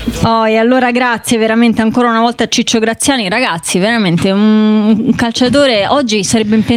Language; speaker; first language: Italian; native; Italian